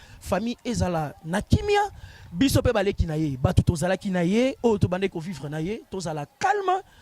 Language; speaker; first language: Lingala; native; Lingala